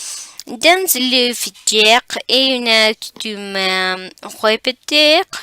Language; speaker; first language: French; non-native, learner; Spanish